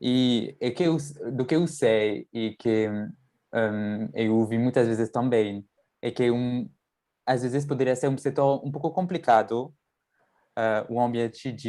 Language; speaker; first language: Portuguese; non-native, fluent; French